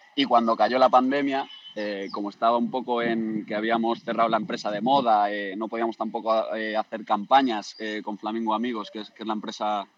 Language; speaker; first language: Spanish; native; Spanish